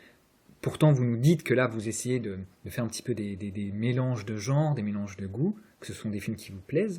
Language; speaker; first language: French; native; French